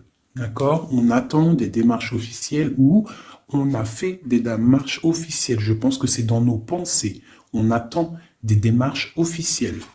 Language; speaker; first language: French; native; French